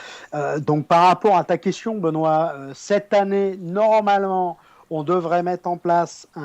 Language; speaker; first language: French; native; French